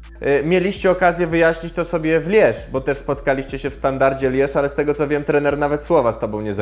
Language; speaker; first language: Polish; native; Polish